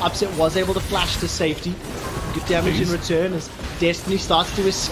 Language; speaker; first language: English; native; English